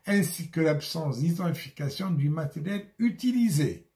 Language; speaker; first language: French; non-native, local second language; Arabic